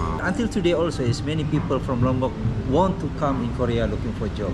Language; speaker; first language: English; non-native, learner; Indonesian